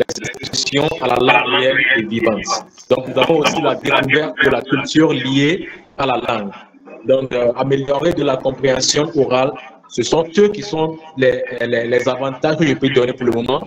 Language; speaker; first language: French; non-native, fluent; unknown